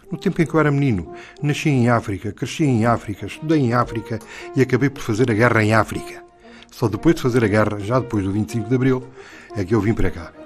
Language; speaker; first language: Portuguese; native; Portuguese